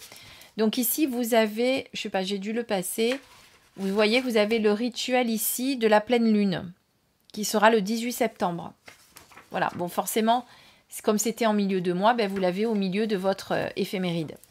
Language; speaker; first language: French; native; French